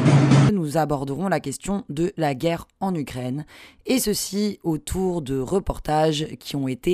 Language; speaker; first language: French; native; French